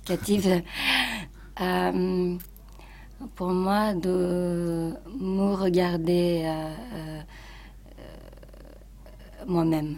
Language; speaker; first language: French; non-native, fluent; Japanese